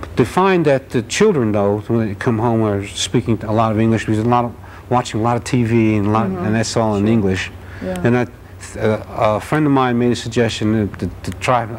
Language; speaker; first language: English; native; English